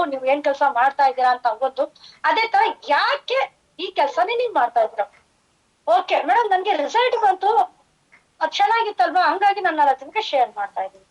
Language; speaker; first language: Kannada; non-native, fluent; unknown